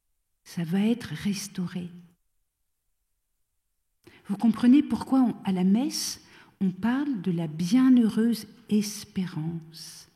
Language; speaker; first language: French; native; French